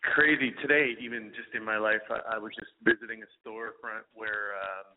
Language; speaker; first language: English; native; English